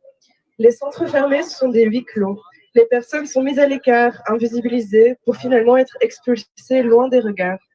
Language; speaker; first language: French; native; French